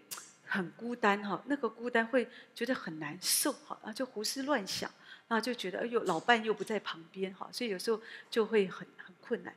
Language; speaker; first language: Chinese; native; Chinese